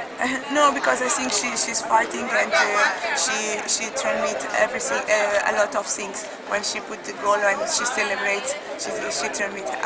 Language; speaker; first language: English; non-native, learner; Portuguese